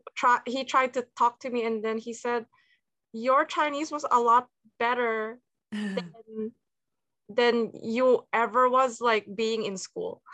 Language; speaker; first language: English; native; English